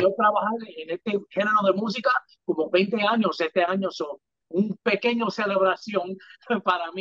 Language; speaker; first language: Spanish; early bilingual, heritage; English